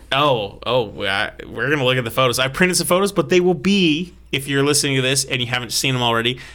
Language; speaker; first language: English; native; English